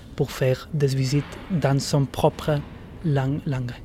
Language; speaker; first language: French; non-native, learner; Spanish